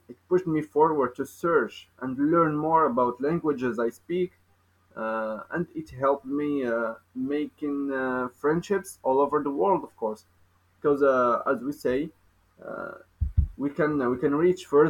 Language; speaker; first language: English; non-native, fluent; Arabic